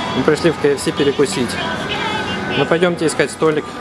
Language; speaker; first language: Russian; native; Russian